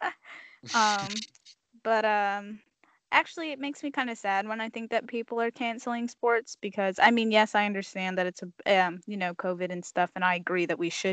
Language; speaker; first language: English; native; English